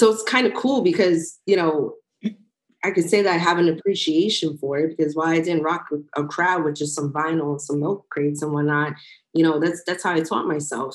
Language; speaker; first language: English; native; English